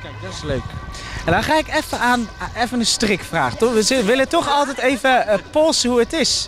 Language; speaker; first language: Dutch; native; Dutch